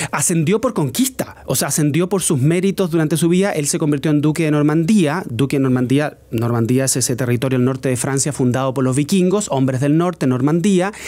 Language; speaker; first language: Spanish; native; Spanish